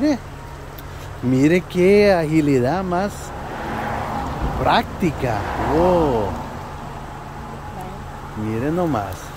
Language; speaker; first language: Spanish; native; Spanish